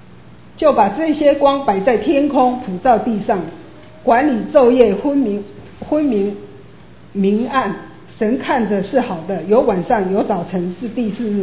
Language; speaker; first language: Chinese; native; Chinese